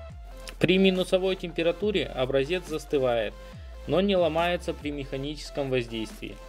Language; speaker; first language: Russian; native; Russian